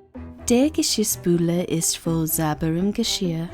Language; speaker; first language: German; non-native, fluent; English